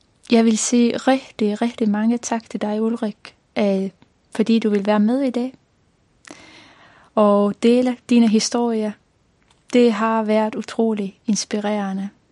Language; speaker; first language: Danish; non-native, fluent; Estonian